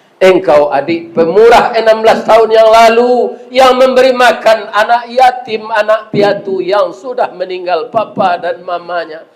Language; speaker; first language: Malay; non-native, local second language; Minangkabau